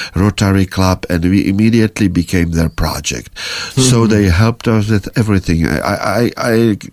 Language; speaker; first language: English; non-native, fluent; Czech